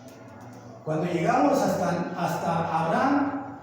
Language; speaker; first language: Spanish; native; Spanish